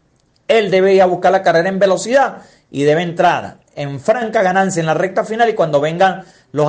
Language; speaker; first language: Spanish; native; Spanish